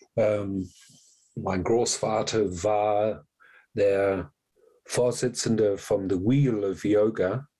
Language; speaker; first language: German; non-native, fluent; English